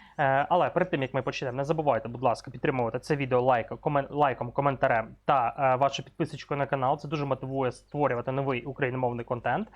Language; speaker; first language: Ukrainian; non-native, local second language; Russian